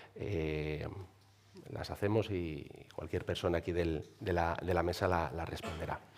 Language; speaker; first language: Spanish; native; Spanish